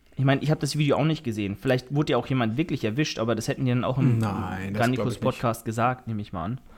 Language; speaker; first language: German; non-native, fluent; Russian